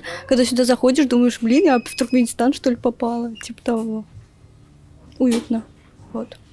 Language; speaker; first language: Russian; non-native, local second language; Turkmen